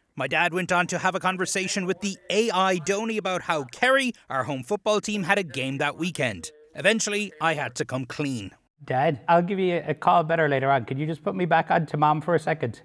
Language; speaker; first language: English; native; English